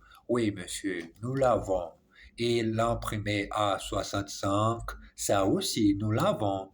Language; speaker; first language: French; non-native, learner; English